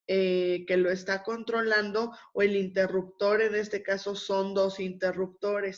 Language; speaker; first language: Spanish; native; Spanish